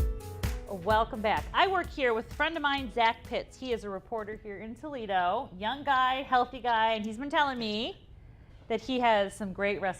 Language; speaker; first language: English; native; English